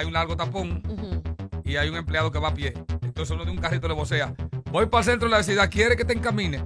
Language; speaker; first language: Spanish; native; Spanish